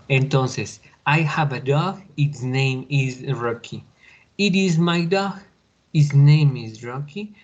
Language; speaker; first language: English; non-native, learner; Spanish